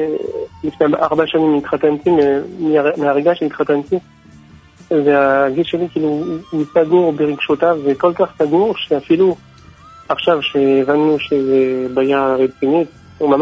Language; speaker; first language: Hebrew; non-native, fluent; French